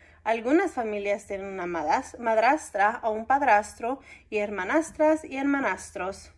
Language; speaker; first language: Spanish; early bilingual, heritage; Spanish